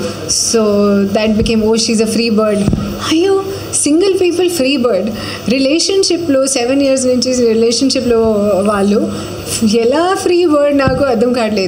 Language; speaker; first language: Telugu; non-native, learner; Hindi